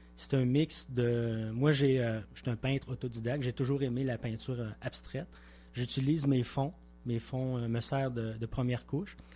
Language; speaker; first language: French; native; French